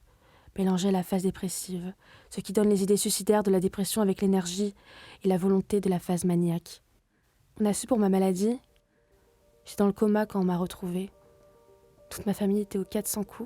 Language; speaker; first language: French; native; French